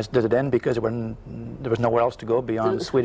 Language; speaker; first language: English; native; English